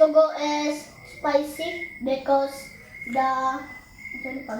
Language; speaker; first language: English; non-native, learner; Cebuano